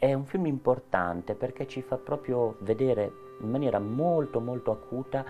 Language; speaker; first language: Italian; native; Italian